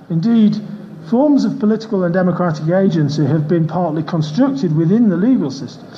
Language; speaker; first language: English; native; English